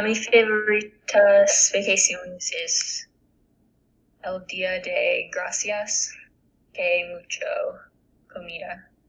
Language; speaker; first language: Spanish; non-native, learner; English